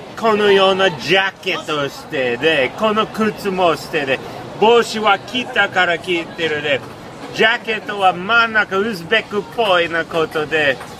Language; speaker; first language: Japanese; non-native, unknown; English